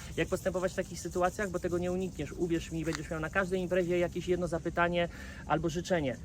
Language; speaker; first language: Polish; native; Polish